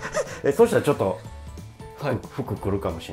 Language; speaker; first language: Japanese; native; Japanese